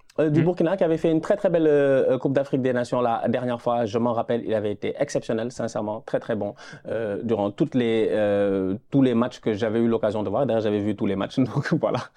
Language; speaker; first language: French; non-native, local second language; Wolof